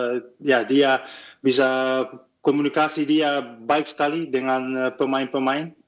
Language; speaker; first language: Indonesian; non-native, fluent; Dutch